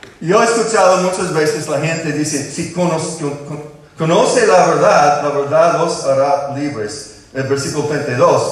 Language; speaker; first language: Spanish; non-native, fluent; English